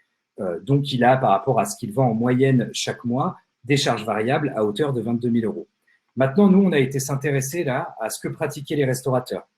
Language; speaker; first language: French; native; French